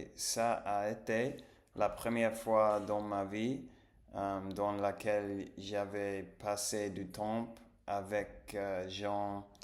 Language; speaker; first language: French; non-native, learner; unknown